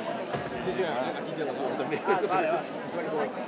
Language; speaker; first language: Catalan; non-native, local second language; Spanish